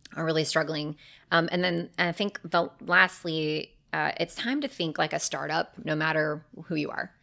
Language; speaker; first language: English; native; English